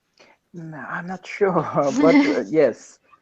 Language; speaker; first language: English; non-native, learner; Persian